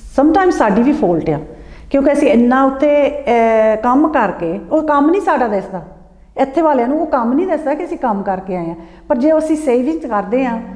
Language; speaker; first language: Punjabi; early bilingual, heritage; Punjabi